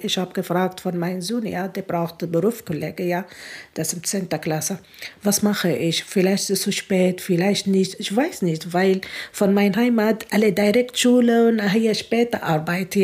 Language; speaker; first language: German; non-native, learner; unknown